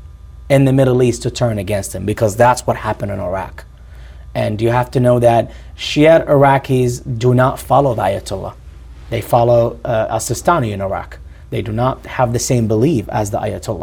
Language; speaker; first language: English; non-native, fluent; Arabic